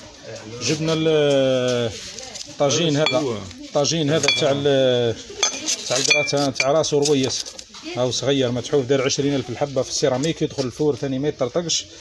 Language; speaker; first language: Arabic; native; Arabic